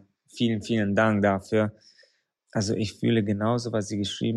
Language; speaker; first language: German; non-native, fluent; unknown